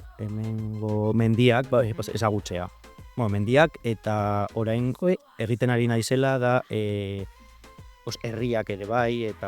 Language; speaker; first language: Basque; non-native, local second language; Spanish